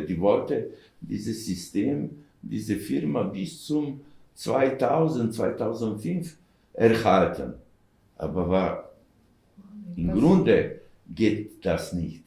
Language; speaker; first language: German; non-native, learner; Slovenian